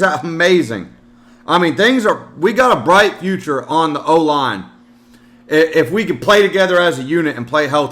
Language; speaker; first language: English; native; English